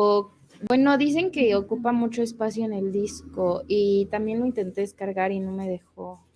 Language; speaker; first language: Spanish; native; Spanish